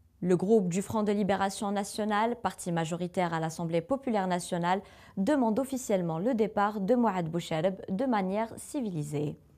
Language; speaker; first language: French; non-native, local second language; Arabic